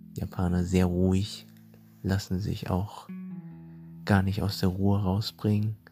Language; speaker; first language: German; native; German